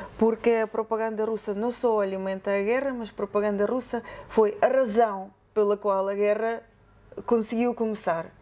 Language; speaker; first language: Portuguese; non-native, fluent; Ukrainian